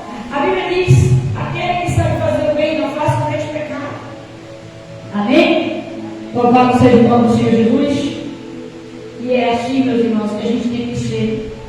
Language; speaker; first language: Portuguese; native; Portuguese